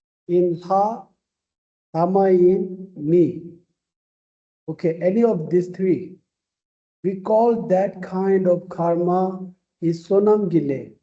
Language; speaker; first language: English; non-native, local second language; Tibetan